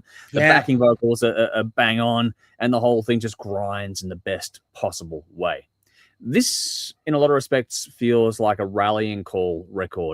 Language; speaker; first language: English; native; English